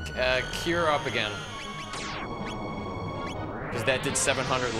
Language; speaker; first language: English; native; English